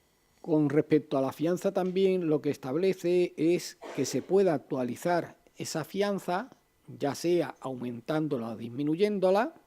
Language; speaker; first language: Spanish; native; Spanish